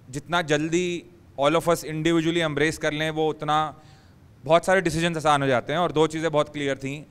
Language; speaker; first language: Hindi; native; Hindi